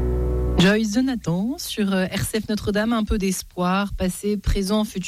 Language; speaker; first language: French; native; French